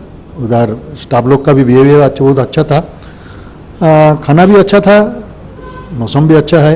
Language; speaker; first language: Hindi; non-native, local second language; Bangla